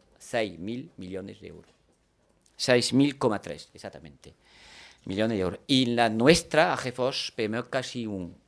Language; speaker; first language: Spanish; early bilingual, heritage; French